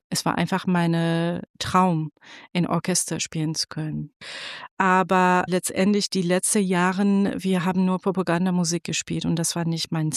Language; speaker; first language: German; non-native, fluent; Persian